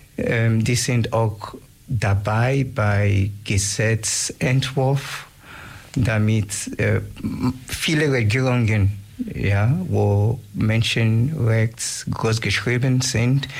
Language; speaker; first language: German; non-native, learner; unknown